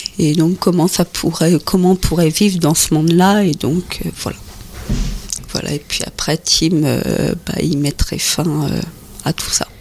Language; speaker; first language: French; native; French